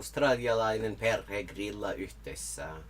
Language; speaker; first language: Finnish; non-native, learner; English